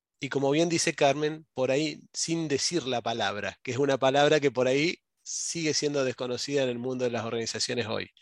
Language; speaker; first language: Spanish; native; Spanish